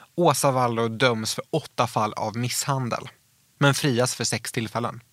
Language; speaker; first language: Swedish; native; Swedish